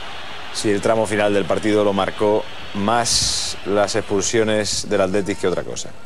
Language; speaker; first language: Spanish; native; Spanish